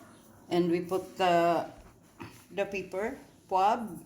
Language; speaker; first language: English; non-native, local second language; Cebuano